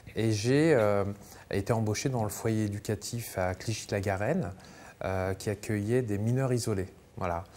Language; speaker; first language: French; native; French